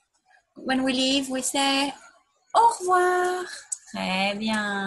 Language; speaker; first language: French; non-native, fluent; English